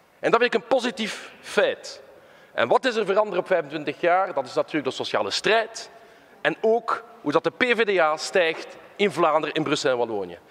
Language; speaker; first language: Dutch; non-native, local second language; French